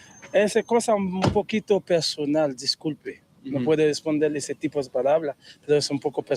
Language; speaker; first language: Spanish; non-native, learner; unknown